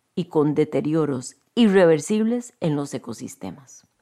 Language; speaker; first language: Spanish; native; Spanish